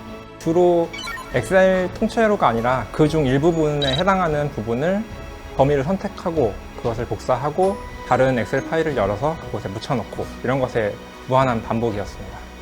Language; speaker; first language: Korean; native; Korean